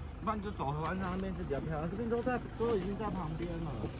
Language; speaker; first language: Chinese; native; Chinese